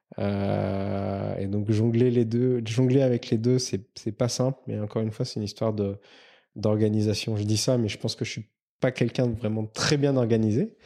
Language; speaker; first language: French; native; French